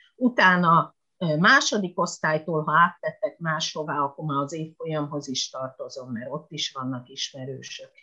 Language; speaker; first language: Hungarian; non-native, fluent; Japanese